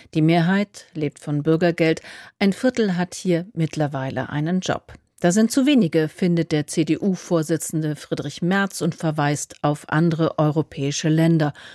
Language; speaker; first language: German; native; German